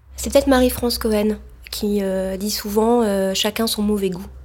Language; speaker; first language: French; native; French